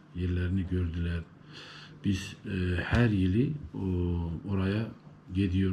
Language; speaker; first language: Turkish; early bilingual, heritage; Turkish